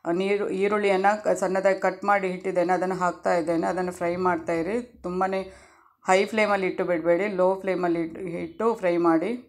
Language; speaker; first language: Kannada; non-native, local second language; Tulu